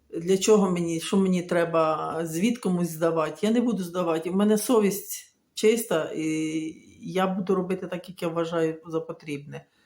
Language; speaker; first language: Ukrainian; native; Ukrainian